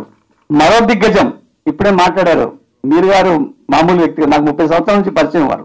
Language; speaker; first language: Telugu; native; Telugu